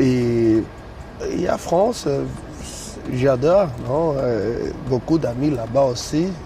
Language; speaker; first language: French; non-native, learner; Portuguese